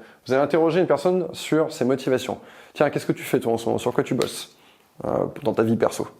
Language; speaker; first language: French; native; French